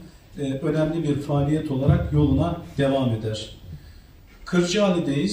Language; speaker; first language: Turkish; native; Turkish